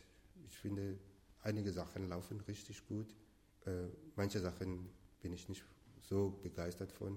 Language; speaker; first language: German; non-native, fluent; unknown